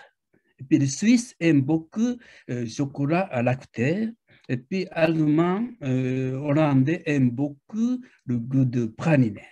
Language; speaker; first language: French; non-native, fluent; Japanese